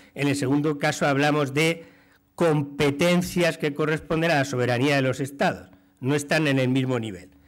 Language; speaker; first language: Spanish; native; Spanish